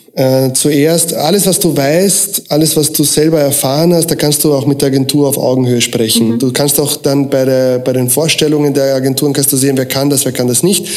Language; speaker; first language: German; early bilingual, other home language; Croatian